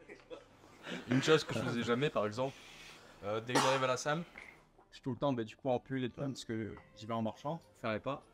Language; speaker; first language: French; native; French